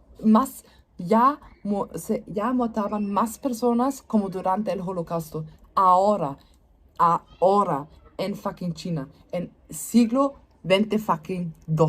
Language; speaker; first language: Spanish; non-native, learner; German